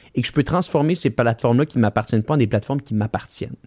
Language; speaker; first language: French; native; French